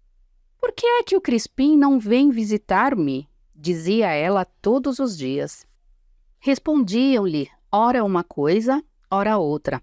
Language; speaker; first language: Portuguese; native; Portuguese